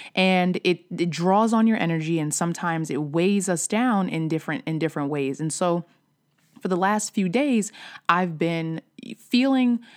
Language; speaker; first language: English; native; English